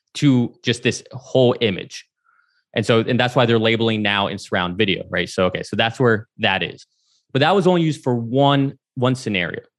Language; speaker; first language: English; native; English